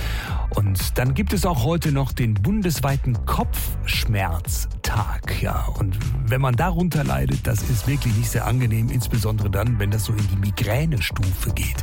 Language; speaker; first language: German; native; German